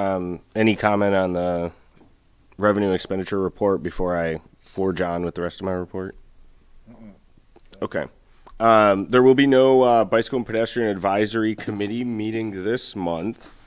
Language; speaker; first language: English; native; English